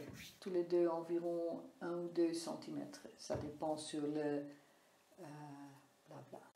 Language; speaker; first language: French; non-native, fluent; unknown